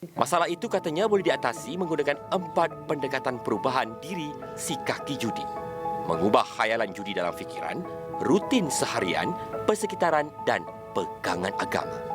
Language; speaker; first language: Malay; native; Malay